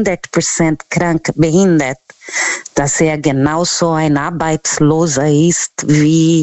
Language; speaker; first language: German; non-native, fluent; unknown